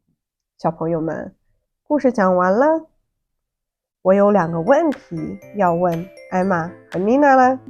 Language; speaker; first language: Chinese; native; Chinese